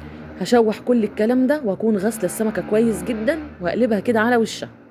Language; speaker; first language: Arabic; native; Arabic